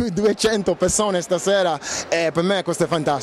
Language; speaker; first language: Italian; non-native, learner; English